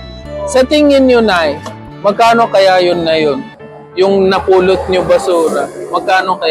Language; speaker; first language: Filipino; non-native, learner; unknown